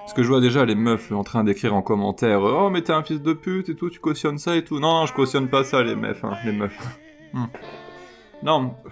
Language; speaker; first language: French; native; French